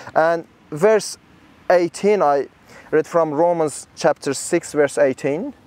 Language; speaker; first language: English; non-native, fluent; Persian